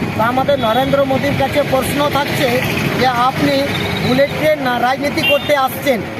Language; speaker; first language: Bangla; non-native, local second language; Santali